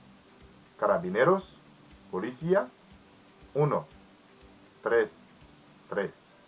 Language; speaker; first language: Spanish; non-native, learner; Haitian Creole